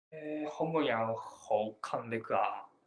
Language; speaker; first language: Cantonese; non-native, learner; Japanese